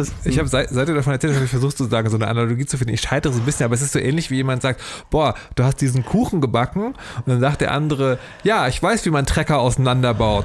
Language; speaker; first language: German; native; German